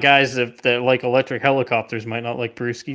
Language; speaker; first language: English; native; English